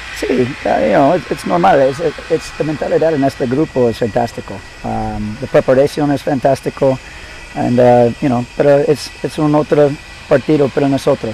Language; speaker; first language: Spanish; non-native, learner; English